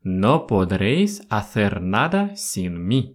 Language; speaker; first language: Spanish; non-native, fluent; Russian